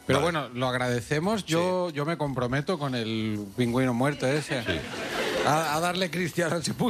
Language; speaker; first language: Spanish; native; Spanish